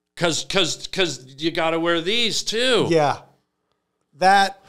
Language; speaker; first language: English; native; English